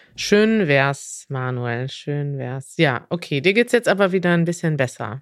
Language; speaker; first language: German; native; German